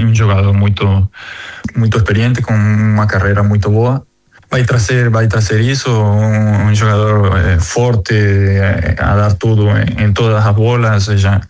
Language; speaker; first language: Portuguese; non-native, fluent; Spanish